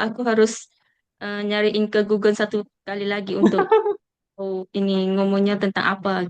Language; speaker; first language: Indonesian; non-native, fluent; Malay